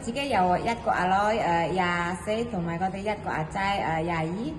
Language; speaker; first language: Cantonese; non-native, fluent; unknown